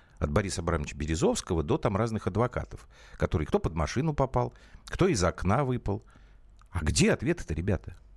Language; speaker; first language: Russian; native; Russian